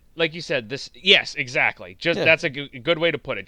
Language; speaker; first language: English; native; English